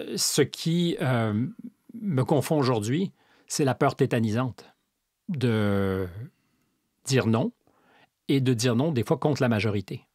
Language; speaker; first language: French; native; French